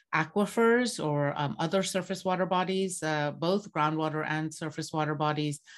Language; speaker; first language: English; non-native, local second language; Bangla